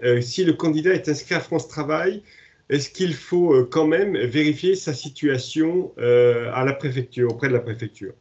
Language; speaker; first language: French; native; French